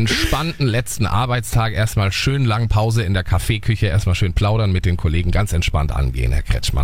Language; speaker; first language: German; native; German